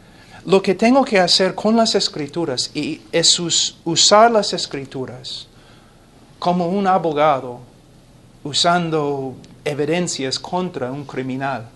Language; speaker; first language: Spanish; non-native, fluent; English